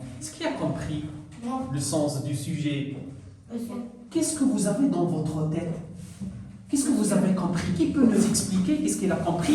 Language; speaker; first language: French; non-native, local second language; Arabic